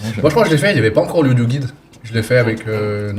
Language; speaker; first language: French; native; French